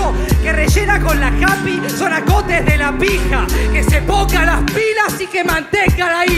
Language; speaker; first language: Spanish; native; Spanish